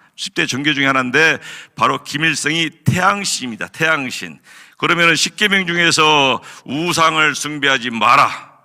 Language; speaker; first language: Korean; native; Korean